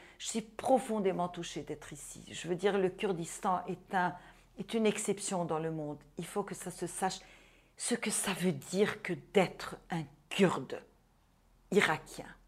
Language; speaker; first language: French; non-native, fluent; Portuguese